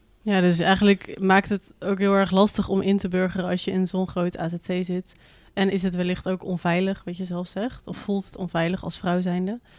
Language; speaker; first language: Dutch; native; Dutch